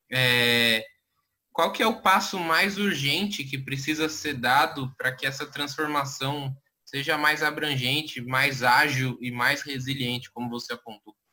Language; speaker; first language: Portuguese; native; Portuguese